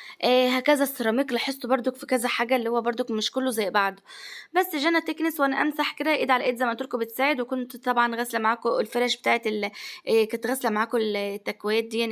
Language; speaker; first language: Arabic; native; Arabic